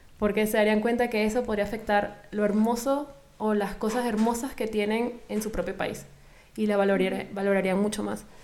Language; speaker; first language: Spanish; native; Spanish